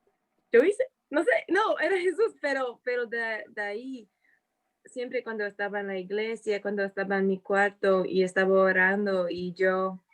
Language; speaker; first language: Spanish; non-native, fluent; English